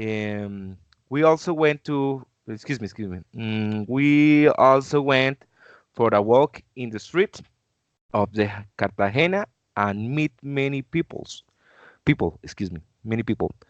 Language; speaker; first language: English; non-native, learner; Spanish